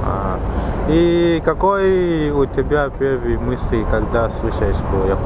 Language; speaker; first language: Russian; non-native, learner; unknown